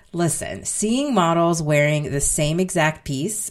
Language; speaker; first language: English; native; English